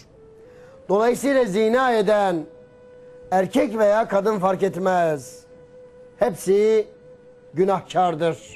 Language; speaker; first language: Turkish; native; Turkish